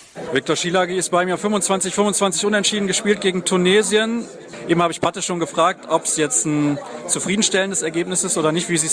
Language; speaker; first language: German; native; German